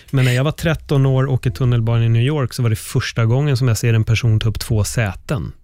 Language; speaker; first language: Swedish; native; Swedish